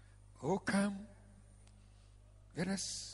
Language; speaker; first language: English; non-native, local second language; Akan